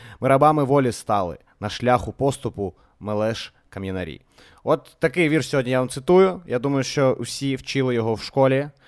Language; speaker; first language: Ukrainian; non-native, local second language; Russian